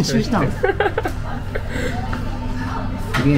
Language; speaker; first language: Japanese; native; Japanese